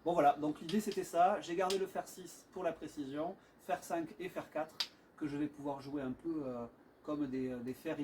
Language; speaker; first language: French; native; French